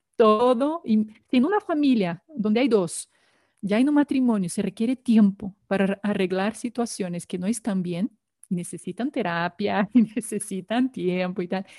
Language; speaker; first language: Spanish; non-native, fluent; Portuguese